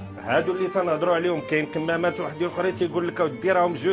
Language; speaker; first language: Arabic; native; Arabic